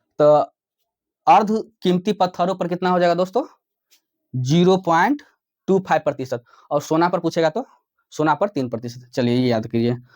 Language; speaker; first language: Hindi; native; Hindi